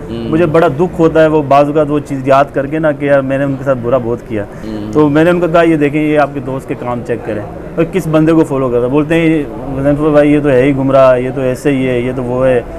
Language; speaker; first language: Urdu; non-native, local second language; Punjabi